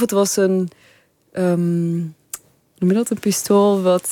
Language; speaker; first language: Dutch; early bilingual, other home language; Persian